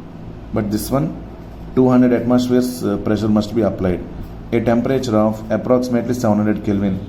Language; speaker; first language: English; non-native, local second language; Telugu